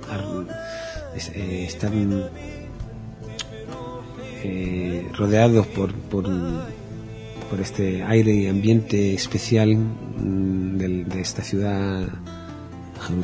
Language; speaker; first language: Spanish; non-native, fluent; Hebrew